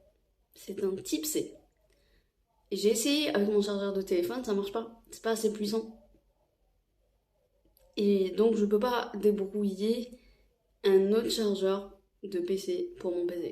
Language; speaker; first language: French; non-native, local second language; Arabic